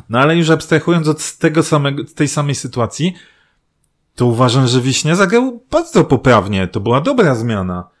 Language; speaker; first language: Polish; native; Polish